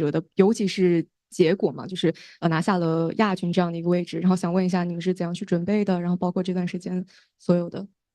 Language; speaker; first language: Chinese; native; Chinese